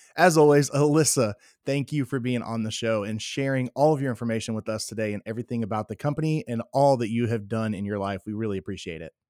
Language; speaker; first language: English; native; English